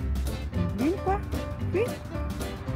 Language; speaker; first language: Italian; non-native, learner; Filipino